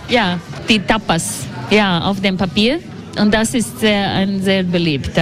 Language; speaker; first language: German; non-native, learner; Latvian